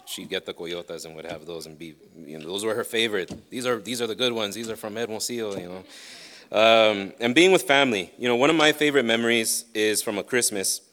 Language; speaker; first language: English; early bilingual, other home language; Spanish